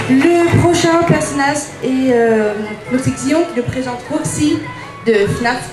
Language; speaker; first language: French; native; French